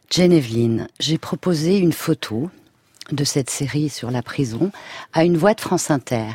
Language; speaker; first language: French; native; French